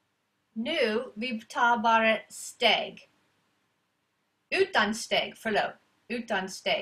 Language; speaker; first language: Swedish; non-native, learner; English